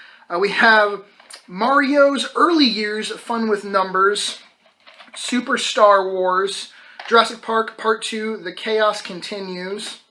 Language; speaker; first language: English; native; English